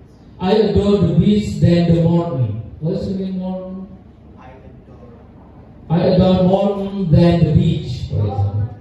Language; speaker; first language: English; non-native, learner; Indonesian